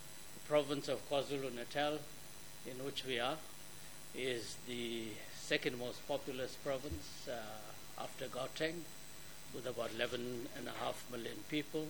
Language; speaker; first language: English; native; English